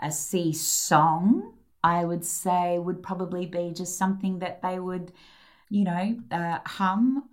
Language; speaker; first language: English; native; English